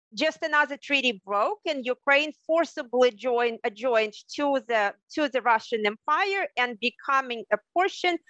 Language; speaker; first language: English; non-native, fluent; Russian